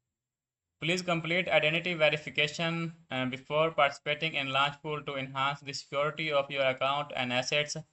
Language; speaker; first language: English; non-native, learner; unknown